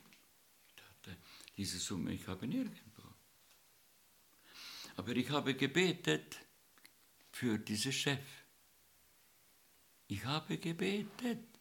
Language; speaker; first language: German; non-native, learner; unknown